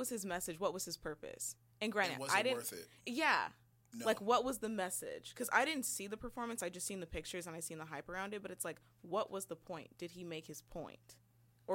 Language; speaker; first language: English; native; English